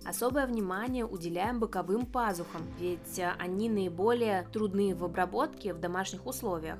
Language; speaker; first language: Russian; native; Russian